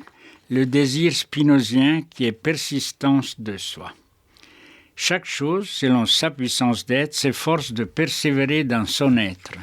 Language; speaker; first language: French; native; French